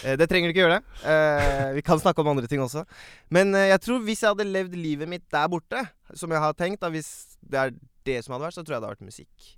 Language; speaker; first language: Norwegian; early bilingual, other home language; Baluchi